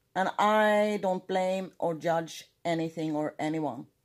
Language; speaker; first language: English; non-native, fluent; Swedish